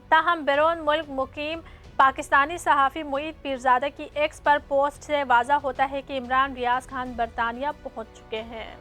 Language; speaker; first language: Urdu; native; Urdu